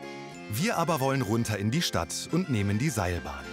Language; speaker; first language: German; native; German